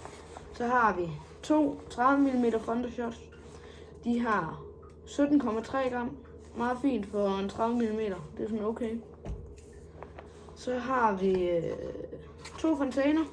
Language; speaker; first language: Danish; native; Danish